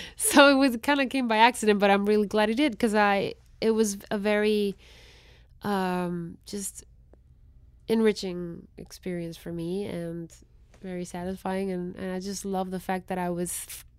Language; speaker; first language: English; non-native, fluent; Spanish